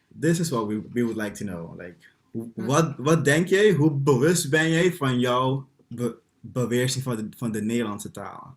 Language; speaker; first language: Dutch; non-native, local second language; Papiamento